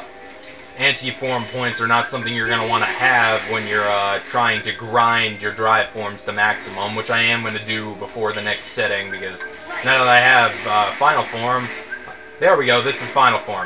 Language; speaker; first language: English; native; English